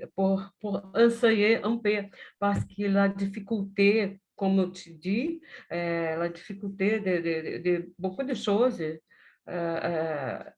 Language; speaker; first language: French; non-native, learner; Portuguese